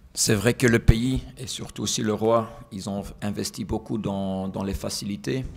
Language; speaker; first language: French; non-native, fluent; Dutch